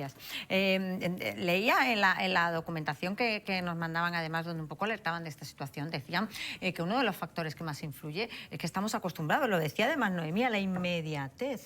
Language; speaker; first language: Spanish; native; Spanish